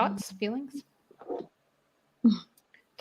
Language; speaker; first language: English; native; English